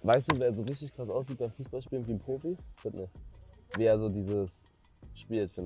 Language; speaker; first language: German; native; German